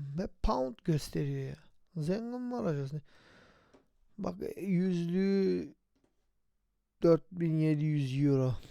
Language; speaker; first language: Turkish; native; Turkish